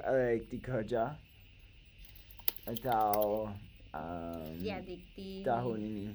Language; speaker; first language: Indonesian; non-native, learner; English